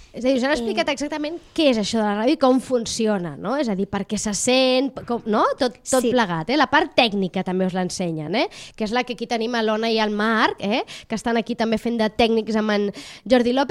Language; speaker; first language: Catalan; native; Catalan